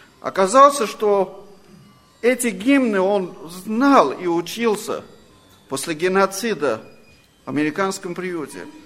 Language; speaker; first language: Russian; non-native, fluent; Armenian